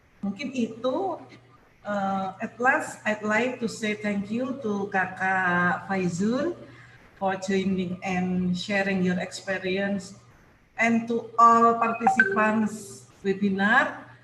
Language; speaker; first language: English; non-native, learner; Indonesian